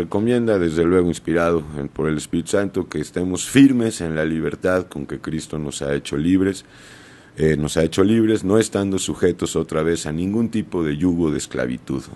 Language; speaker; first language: Spanish; native; Spanish